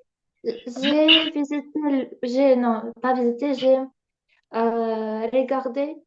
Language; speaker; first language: French; non-native, learner; Ukrainian